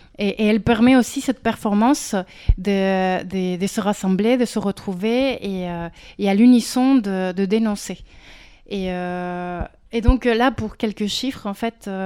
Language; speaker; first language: French; non-native, fluent; Spanish